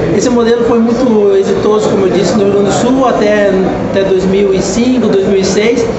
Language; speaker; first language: Portuguese; native; Portuguese